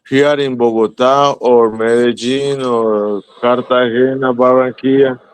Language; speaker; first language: English; non-native, learner; Spanish